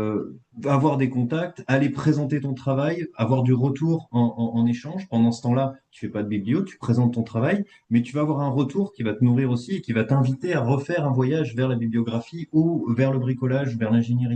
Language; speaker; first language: French; native; French